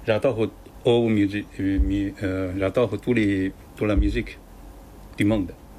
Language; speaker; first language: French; non-native, learner; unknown